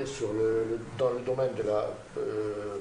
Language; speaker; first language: French; non-native, fluent; Romanian